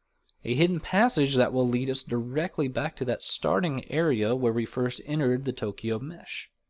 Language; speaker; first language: English; native; English